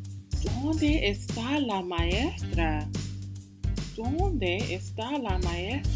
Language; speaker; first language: Spanish; non-native, fluent; English